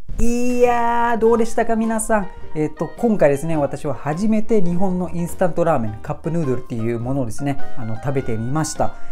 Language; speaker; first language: Japanese; non-native, fluent; Malay